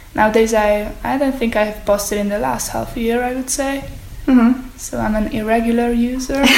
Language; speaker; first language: English; non-native, fluent; Hungarian